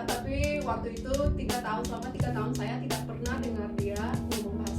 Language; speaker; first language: Indonesian; non-native, fluent; English